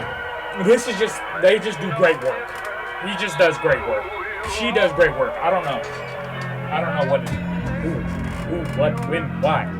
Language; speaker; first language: English; native; English